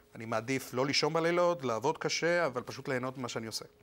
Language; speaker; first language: Hebrew; non-native, fluent; Spanish